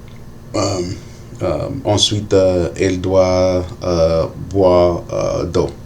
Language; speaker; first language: French; non-native, learner; English